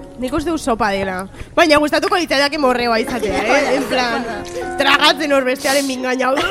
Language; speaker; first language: Basque; non-native, local second language; Spanish